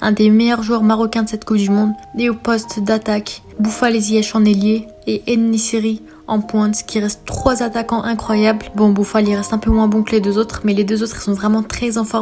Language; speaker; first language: French; native; French